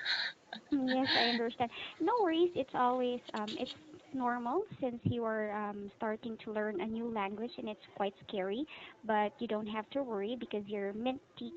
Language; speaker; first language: English; non-native, local second language; Filipino